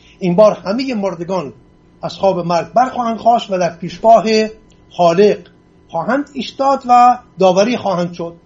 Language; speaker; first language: Persian; non-native, local second language; Assyrian Neo-Aramaic